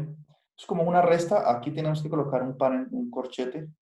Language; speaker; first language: Spanish; native; Spanish